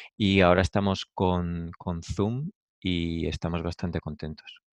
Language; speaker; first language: Spanish; native; Spanish